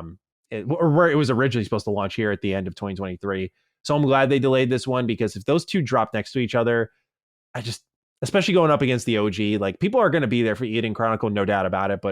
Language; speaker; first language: English; native; English